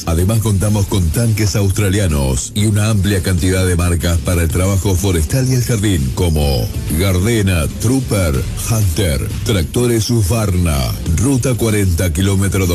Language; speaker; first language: Spanish; native; Spanish